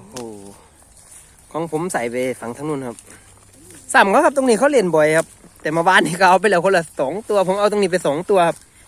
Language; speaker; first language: Thai; native; Thai